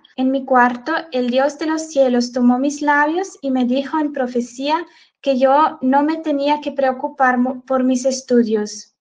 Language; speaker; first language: Spanish; non-native, fluent; Swiss German